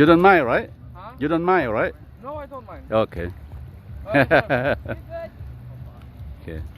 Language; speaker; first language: English; non-native, fluent; Lao